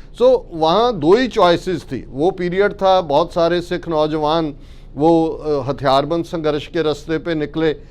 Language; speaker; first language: Urdu; non-native, local second language; Punjabi